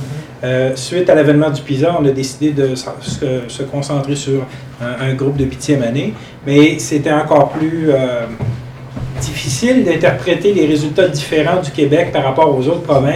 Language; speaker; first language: French; native; French